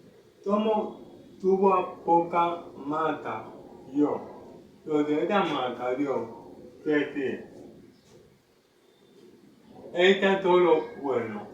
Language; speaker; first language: Spanish; non-native, learner; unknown